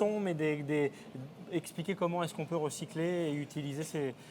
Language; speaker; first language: French; native; French